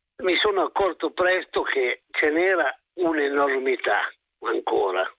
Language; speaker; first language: Italian; native; Italian